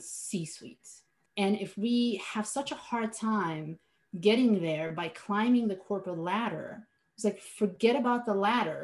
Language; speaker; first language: English; non-native, fluent; Slovenian